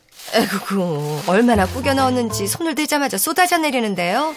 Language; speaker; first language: Korean; native; Korean